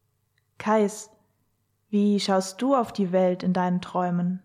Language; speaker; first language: German; native; German